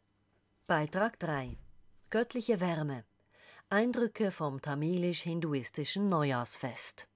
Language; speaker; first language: German; native; German